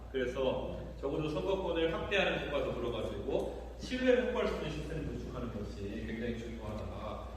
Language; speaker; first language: Korean; native; Korean